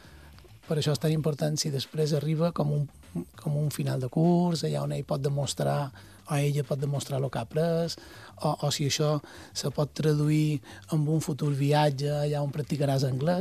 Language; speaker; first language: Catalan; native; Catalan